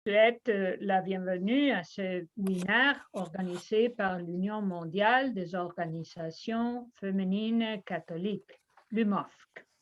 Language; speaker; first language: French; non-native, fluent; Spanish